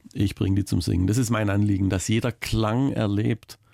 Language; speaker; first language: German; native; German